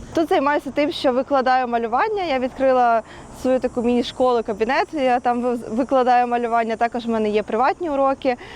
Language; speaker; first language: Ukrainian; native; Ukrainian